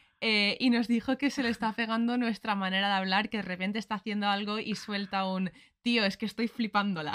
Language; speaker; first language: Spanish; early bilingual, other home language; English